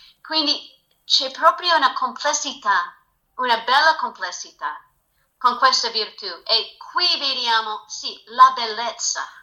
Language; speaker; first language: Italian; non-native, fluent; English